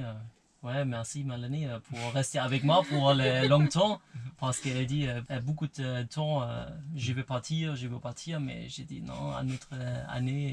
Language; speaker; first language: French; non-native, learner; German